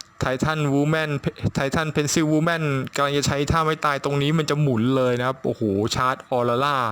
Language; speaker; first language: Thai; native; Thai